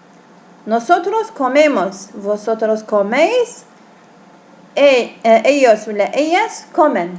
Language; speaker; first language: Spanish; non-native, fluent; Arabic